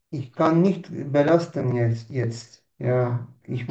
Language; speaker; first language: German; non-native, learner; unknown